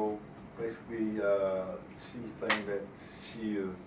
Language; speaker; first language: English; native; English